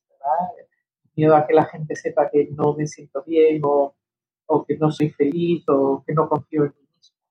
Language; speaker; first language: Spanish; early bilingual, heritage; Spanish